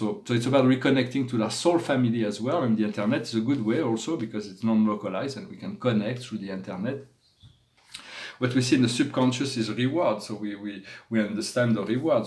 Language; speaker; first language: English; non-native, fluent; French